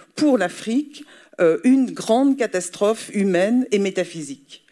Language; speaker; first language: French; native; French